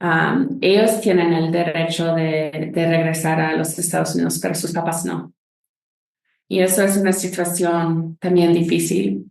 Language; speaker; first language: Spanish; non-native, fluent; English